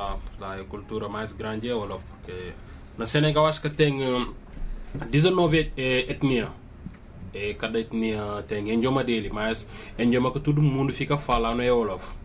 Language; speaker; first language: Portuguese; non-native, learner; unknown